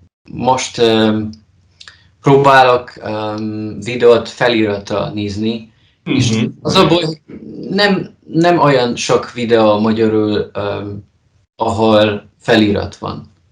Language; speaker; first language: Hungarian; non-native, learner; Polish